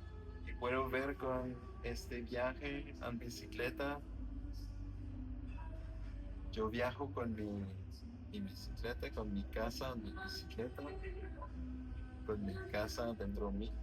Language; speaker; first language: Spanish; non-native, learner; French